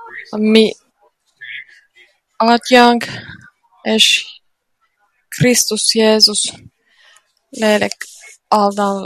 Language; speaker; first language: Hungarian; non-native, learner; Finnish